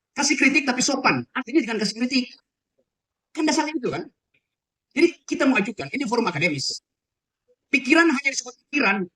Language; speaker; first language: Indonesian; native; Indonesian